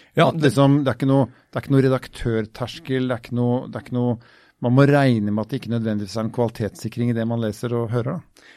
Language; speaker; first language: Norwegian; native; Norwegian